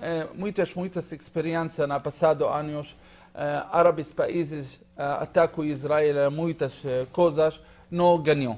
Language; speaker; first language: Spanish; non-native, learner; Hebrew